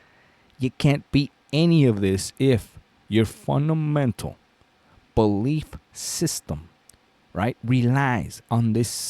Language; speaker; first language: English; native; English